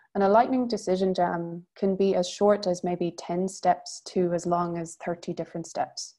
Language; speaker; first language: English; native; English